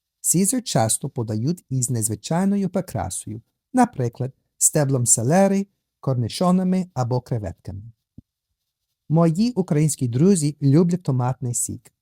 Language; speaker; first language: Ukrainian; non-native, learner; English